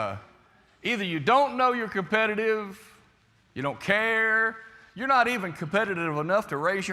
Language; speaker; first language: English; native; English